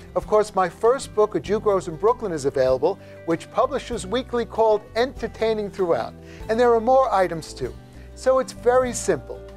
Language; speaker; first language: English; native; English